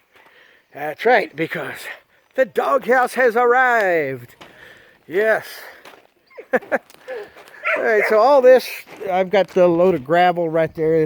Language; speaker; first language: English; native; English